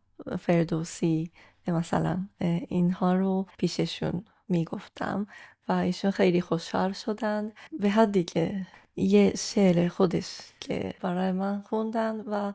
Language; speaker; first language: Persian; non-native, fluent; Japanese